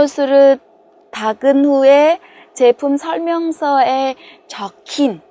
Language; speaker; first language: Korean; non-native, fluent; Vietnamese